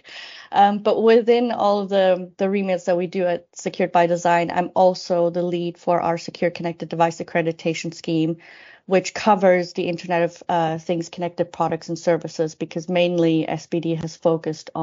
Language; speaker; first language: English; non-native, fluent; Spanish